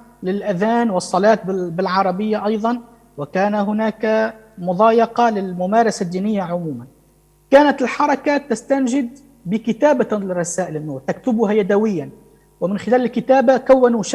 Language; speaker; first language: Arabic; native; Arabic